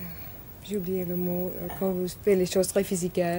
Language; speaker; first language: French; non-native, learner; English